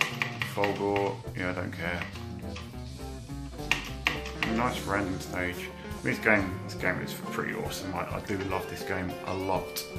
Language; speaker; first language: English; native; English